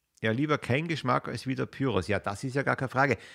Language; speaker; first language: German; native; German